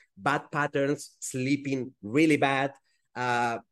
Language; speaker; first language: English; non-native, fluent; Spanish